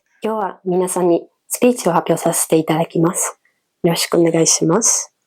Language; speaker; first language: Japanese; non-native, fluent; Dutch